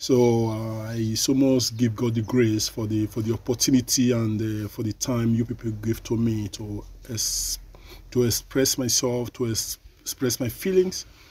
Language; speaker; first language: English; non-native, learner; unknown